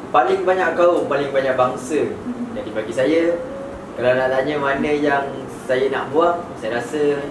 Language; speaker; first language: Malay; native; Malay